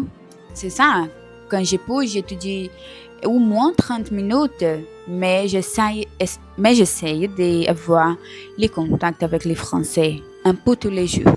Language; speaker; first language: French; non-native, learner; Portuguese